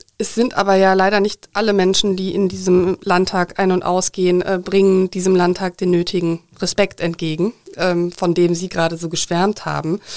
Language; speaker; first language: German; native; German